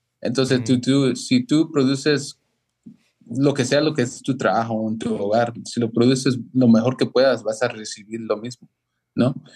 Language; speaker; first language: Spanish; early bilingual, heritage; Spanish